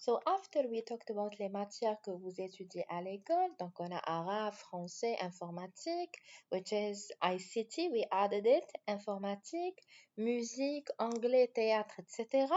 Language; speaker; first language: French; non-native, fluent; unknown